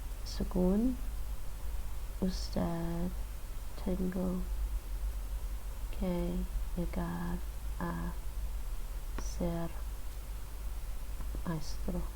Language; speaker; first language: Spanish; non-native, learner; English